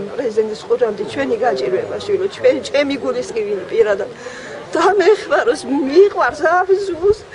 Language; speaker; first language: Georgian; native; Georgian